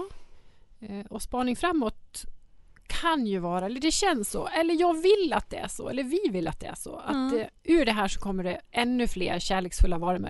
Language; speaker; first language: Swedish; native; Swedish